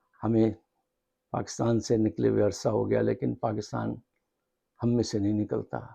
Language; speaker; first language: Urdu; native; Urdu